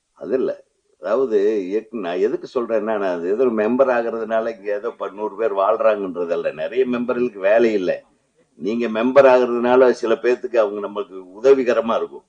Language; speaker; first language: Tamil; native; Tamil